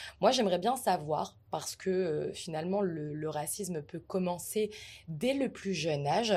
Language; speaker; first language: French; native; French